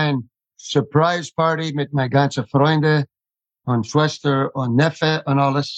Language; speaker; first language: German; non-native, fluent; English